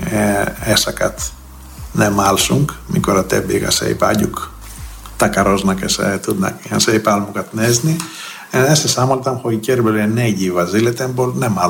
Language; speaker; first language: Hungarian; non-native, fluent; Greek